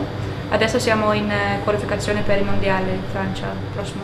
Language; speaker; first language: Italian; non-native, fluent; English